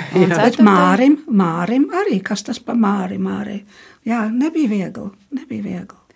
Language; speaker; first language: Latvian; early bilingual, heritage; Latvian